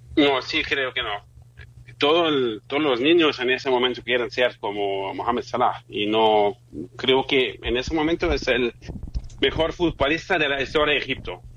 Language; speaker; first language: Spanish; non-native, fluent; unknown